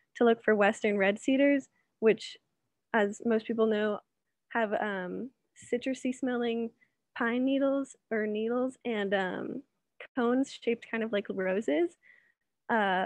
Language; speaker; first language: English; native; English